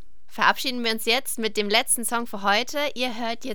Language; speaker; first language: German; native; German